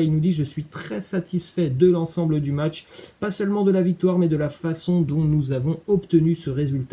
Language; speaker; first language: French; native; French